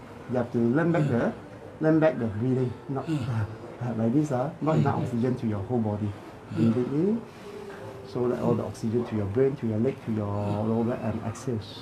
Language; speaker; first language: English; non-native, local second language; Chinese